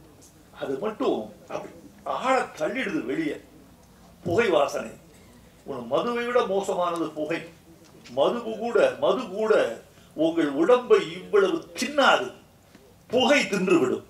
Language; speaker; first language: Tamil; native; Tamil